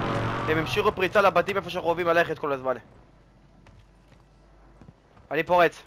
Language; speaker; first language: Hebrew; native; Hebrew